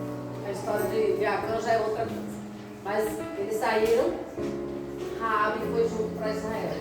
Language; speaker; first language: Portuguese; native; Portuguese